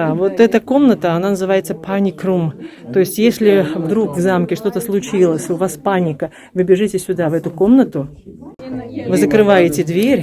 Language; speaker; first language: Russian; native; Russian